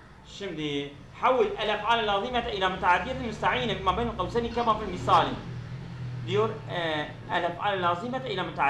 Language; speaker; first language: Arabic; non-native, fluent; Turkish